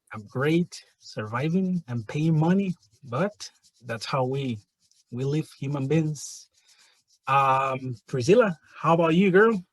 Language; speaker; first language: English; non-native, fluent; Spanish